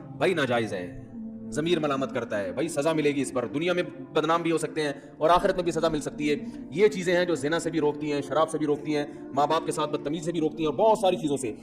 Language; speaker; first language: Urdu; native; Urdu